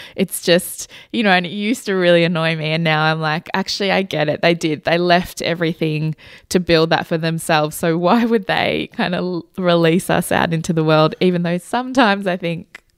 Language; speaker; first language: English; early bilingual, other home language; Hindi